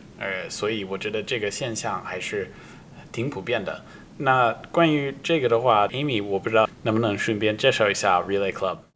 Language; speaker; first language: Chinese; non-native, fluent; English